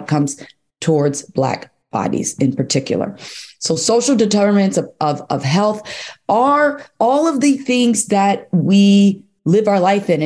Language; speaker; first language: English; native; English